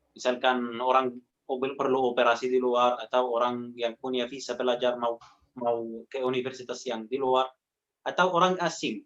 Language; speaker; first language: Indonesian; non-native, fluent; Arabic